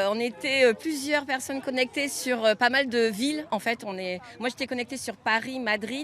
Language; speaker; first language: French; native; French